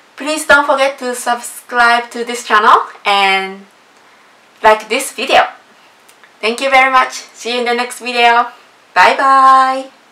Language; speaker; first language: English; non-native, fluent; Japanese